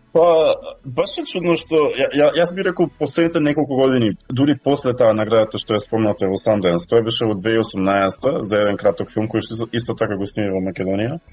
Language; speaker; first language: Macedonian; native; Macedonian